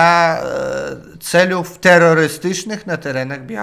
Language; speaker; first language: Polish; non-native, learner; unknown